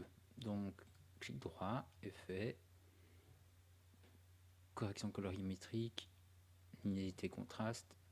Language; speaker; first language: French; native; French